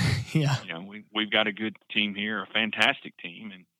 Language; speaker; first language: English; native; English